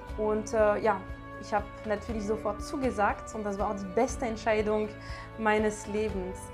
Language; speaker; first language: German; non-native, fluent; French